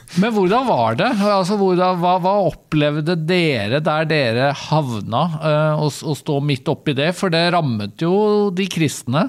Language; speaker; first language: Norwegian; native; Norwegian